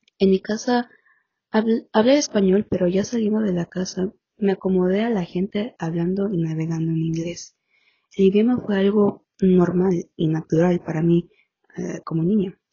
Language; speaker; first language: Spanish; early bilingual, heritage; Spanish